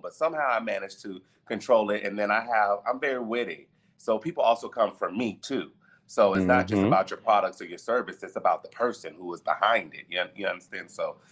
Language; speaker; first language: English; native; English